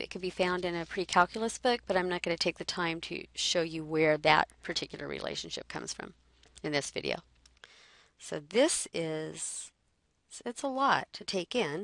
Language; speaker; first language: English; native; English